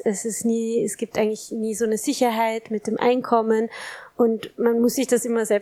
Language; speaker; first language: German; native; German